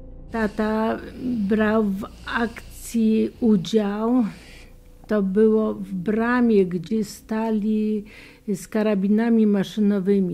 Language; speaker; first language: Polish; native; Polish